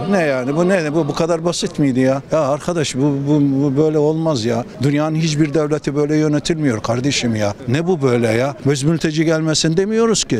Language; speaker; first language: Turkish; native; Turkish